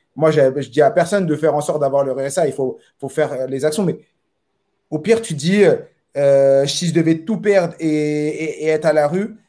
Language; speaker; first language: French; native; French